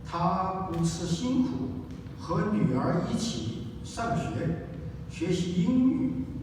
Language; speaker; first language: Chinese; native; Chinese